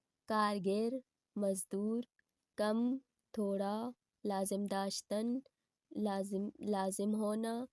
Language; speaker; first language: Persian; non-native, fluent; Urdu